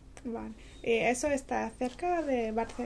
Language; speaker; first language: Spanish; non-native, learner; English